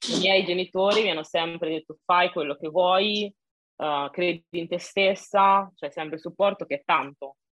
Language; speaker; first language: Italian; early bilingual, other home language; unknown